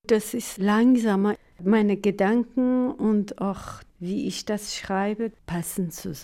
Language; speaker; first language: German; non-native, fluent; Persian